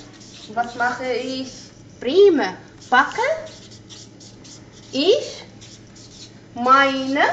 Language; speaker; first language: German; non-native, fluent; Arabic